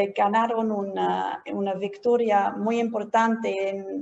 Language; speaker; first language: Spanish; non-native, fluent; English